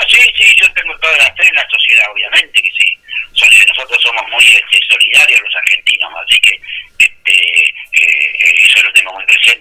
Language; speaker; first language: Spanish; native; Spanish